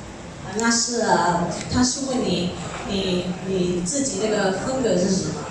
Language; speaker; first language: Chinese; early bilingual, heritage; Chinese